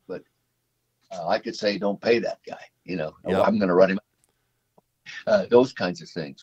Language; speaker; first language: English; native; English